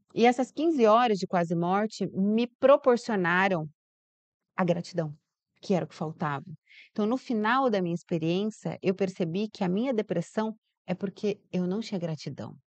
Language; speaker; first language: Portuguese; native; Portuguese